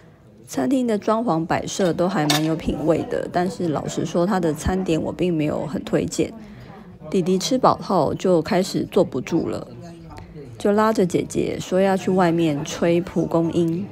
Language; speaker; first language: Chinese; native; Chinese